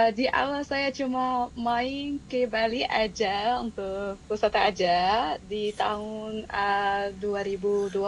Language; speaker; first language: Indonesian; non-native, fluent; Arabic